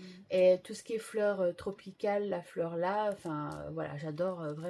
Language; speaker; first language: French; native; French